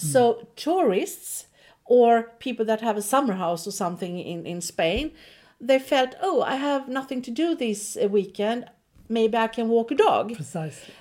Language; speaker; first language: English; non-native, fluent; Swedish